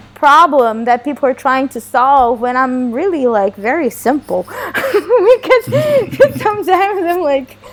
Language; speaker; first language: English; non-native, fluent; Portuguese